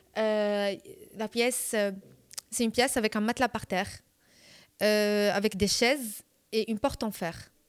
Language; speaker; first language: French; non-native, local second language; Arabic